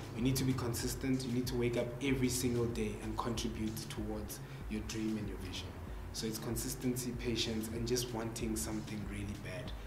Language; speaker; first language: English; non-native, local second language; Tsonga